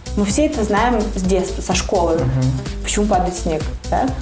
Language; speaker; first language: Russian; native; Russian